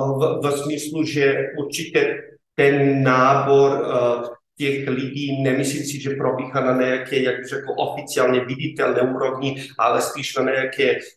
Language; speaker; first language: Czech; non-native, fluent; Serbian